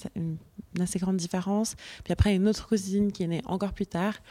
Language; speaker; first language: French; native; French